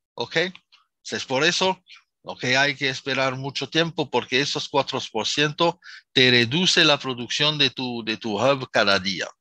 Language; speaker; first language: Spanish; non-native, fluent; Arabic